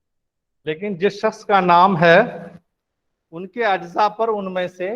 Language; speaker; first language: Urdu; native; Urdu